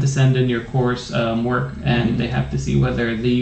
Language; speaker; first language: English; non-native, local second language; Filipino